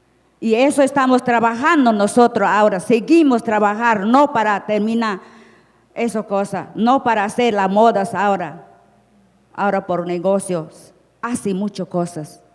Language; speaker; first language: Spanish; non-native, local second language; Shipibo-Conibo